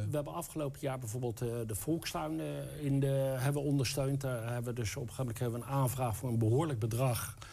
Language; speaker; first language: Dutch; native; Dutch